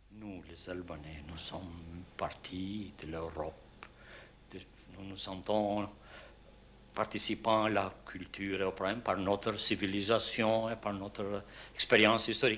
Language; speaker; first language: French; non-native, fluent; Albanian